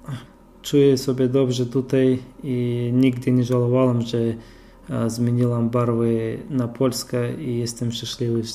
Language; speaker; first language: Polish; non-native, fluent; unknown